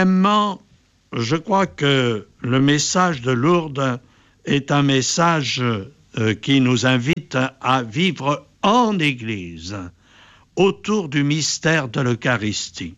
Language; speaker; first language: French; native; French